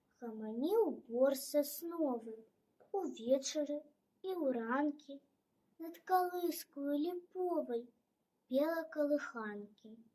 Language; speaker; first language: Belarusian; native; Belarusian